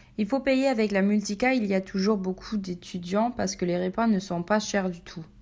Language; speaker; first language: French; native; French